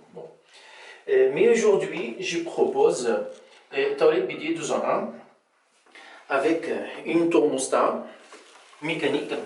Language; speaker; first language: French; non-native, fluent; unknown